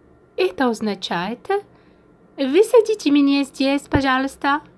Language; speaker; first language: Russian; non-native, fluent; French